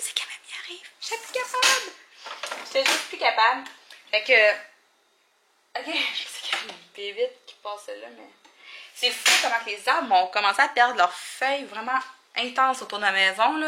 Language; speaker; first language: French; native; French